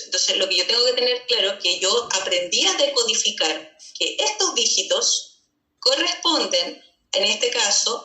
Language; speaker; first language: Spanish; native; Spanish